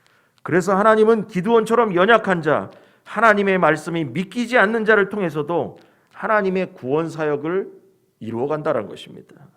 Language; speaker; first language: Korean; native; Korean